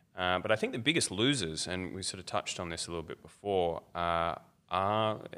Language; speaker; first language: English; native; English